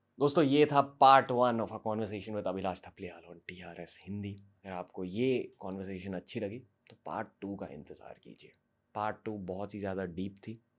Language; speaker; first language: Hindi; native; Hindi